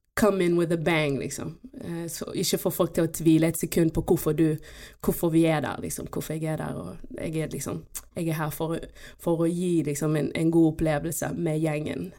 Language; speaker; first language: Norwegian; early bilingual, other home language; Portuguese